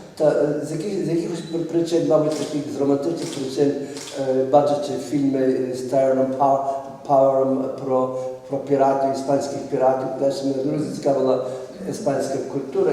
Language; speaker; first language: Ukrainian; early bilingual, heritage; Ukrainian